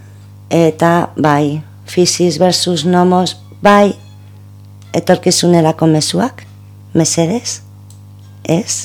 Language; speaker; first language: Basque; non-native, local second language; Spanish